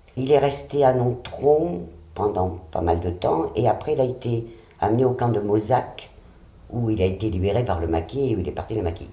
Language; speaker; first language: French; early bilingual, other home language; Catalan